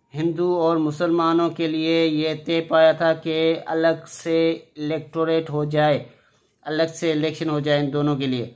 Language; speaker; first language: Urdu; non-native, local second language; Sindhi